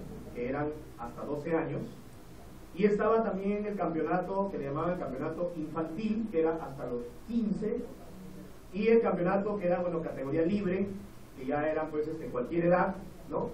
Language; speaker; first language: Spanish; native; Spanish